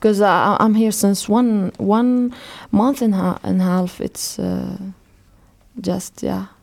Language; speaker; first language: English; non-native, fluent; Arabic